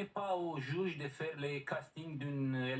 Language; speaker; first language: French; non-native, learner; Romanian